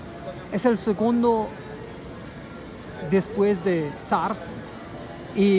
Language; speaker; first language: Spanish; non-native, fluent; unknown